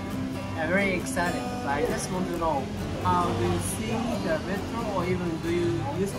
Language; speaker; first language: English; non-native, learner; Japanese